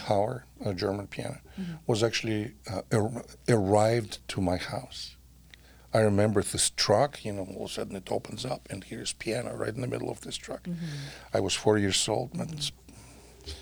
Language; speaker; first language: English; non-native, fluent; Russian